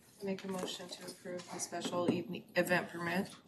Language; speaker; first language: English; native; English